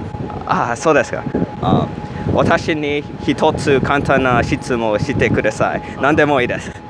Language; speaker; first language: Japanese; non-native, learner; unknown